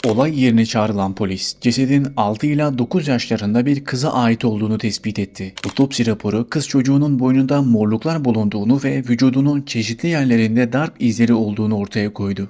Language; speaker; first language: Turkish; native; Turkish